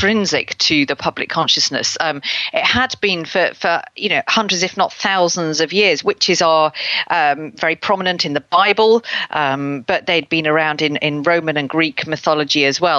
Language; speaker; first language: English; native; English